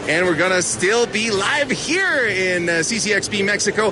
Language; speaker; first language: English; non-native, fluent; Spanish